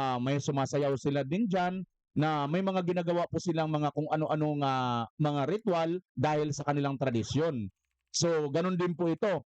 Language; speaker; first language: Filipino; non-native, local second language; Waray